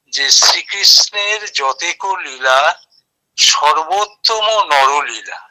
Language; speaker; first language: Bangla; native; Bangla